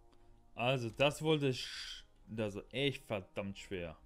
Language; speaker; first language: German; non-native, learner; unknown